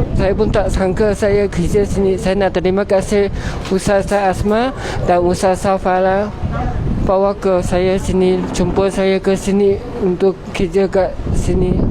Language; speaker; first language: Malay; non-native, local second language; Chinese